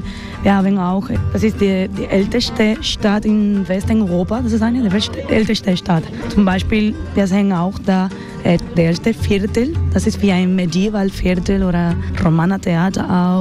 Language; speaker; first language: German; non-native, learner; Spanish